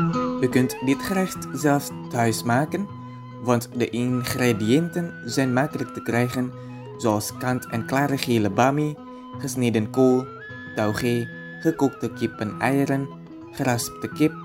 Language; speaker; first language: Dutch; non-native, fluent; Indonesian